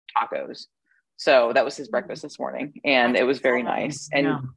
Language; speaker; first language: English; native; English